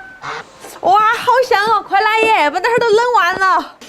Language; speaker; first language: Chinese; native; Chinese